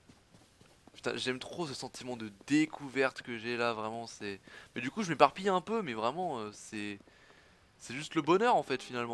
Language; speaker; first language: French; native; French